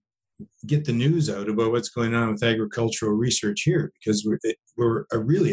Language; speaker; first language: English; native; English